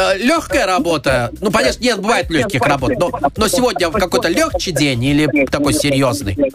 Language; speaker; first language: Russian; native; Russian